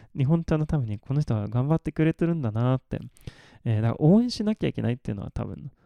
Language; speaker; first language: Japanese; non-native, fluent; Swedish